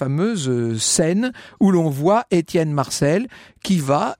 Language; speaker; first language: French; native; French